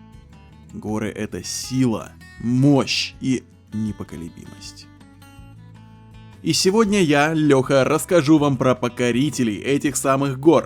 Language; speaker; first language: Russian; native; Russian